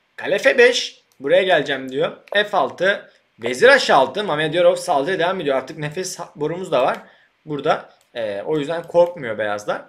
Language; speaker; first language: Turkish; native; Turkish